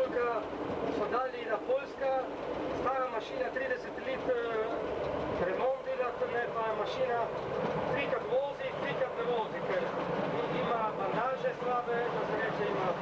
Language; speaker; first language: Slovenian; non-native, learner; Italian